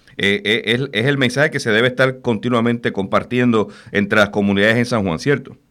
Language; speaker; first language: Spanish; native; Spanish